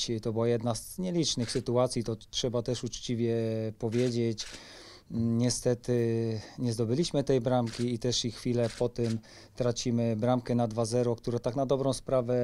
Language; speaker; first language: Polish; native; Polish